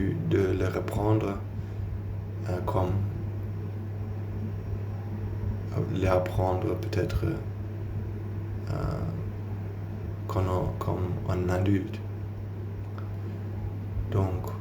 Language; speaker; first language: French; non-native, learner; German